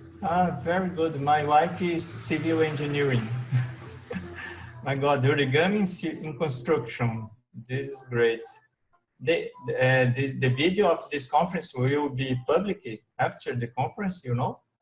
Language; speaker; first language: English; non-native, learner; Portuguese